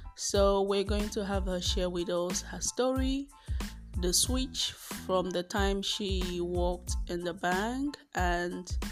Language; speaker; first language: English; non-native, local second language; Bini